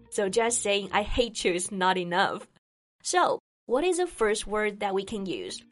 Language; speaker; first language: English; non-native, fluent; Chinese